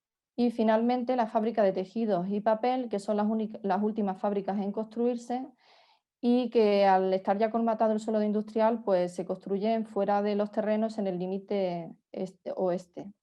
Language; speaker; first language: Spanish; native; Spanish